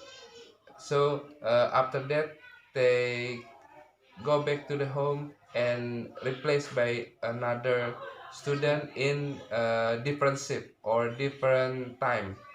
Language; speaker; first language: English; non-native, learner; Indonesian